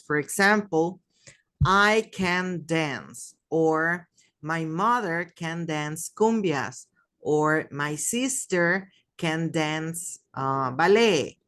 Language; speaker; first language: English; non-native, fluent; Spanish